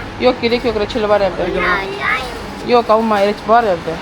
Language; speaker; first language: Turkish; non-native, learner; Kazakh